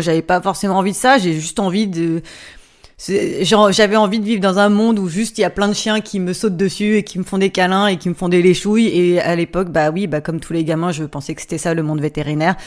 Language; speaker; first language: French; native; French